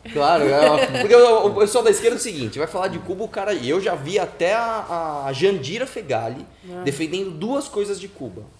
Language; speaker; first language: Portuguese; native; Portuguese